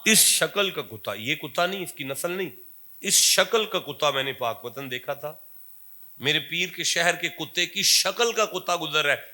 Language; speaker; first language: Urdu; non-native, local second language; Punjabi